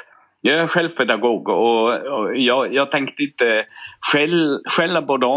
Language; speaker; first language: Swedish; non-native, fluent; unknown